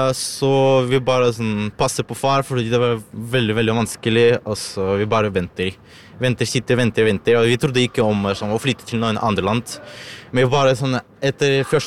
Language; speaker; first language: Norwegian; early bilingual, other home language; Ukrainian